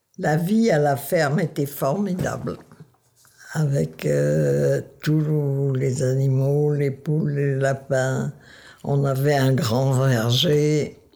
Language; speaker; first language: French; non-native, local second language; Dutch